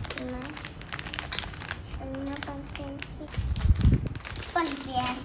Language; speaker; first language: Indonesian; early bilingual, heritage; Chinese